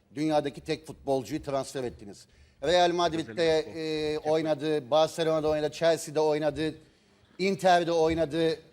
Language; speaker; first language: Turkish; native; Turkish